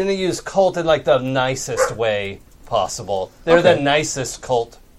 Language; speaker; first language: English; native; English